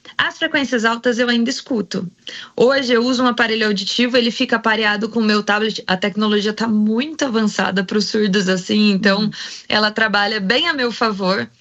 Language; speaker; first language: Portuguese; native; Portuguese